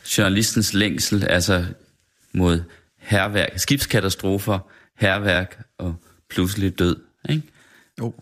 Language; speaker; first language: Danish; native; Danish